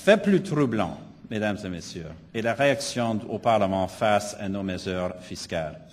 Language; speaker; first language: French; non-native, local second language; English